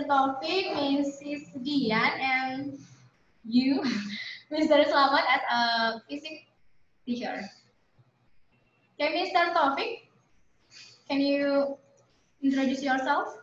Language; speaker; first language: English; non-native, learner; Indonesian